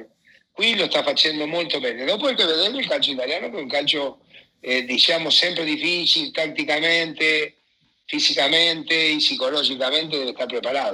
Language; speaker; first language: Italian; non-native, fluent; Spanish